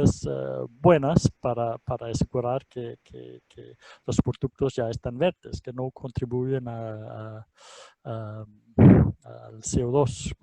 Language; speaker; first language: Spanish; non-native, fluent; Danish